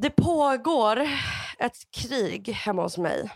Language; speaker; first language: Swedish; native; Swedish